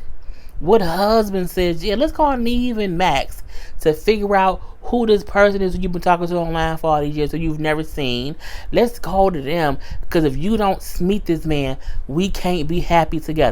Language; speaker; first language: English; native; English